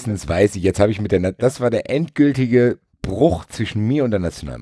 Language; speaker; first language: German; native; German